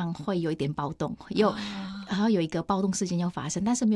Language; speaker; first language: Chinese; non-native, fluent; Hakka Chinese